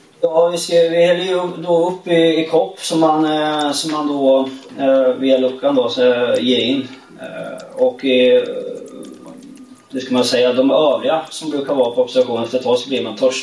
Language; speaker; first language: Swedish; non-native, fluent; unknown